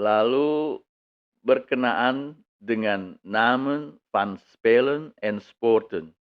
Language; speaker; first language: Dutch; non-native, fluent; Indonesian